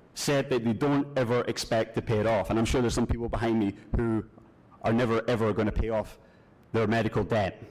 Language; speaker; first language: English; native; English